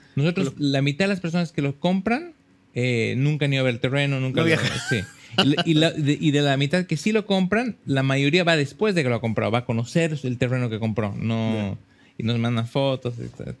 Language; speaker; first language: Spanish; native; Spanish